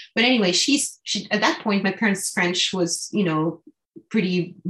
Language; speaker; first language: English; non-native, fluent; French